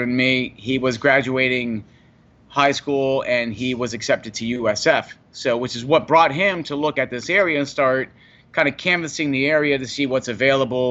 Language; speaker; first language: English; native; English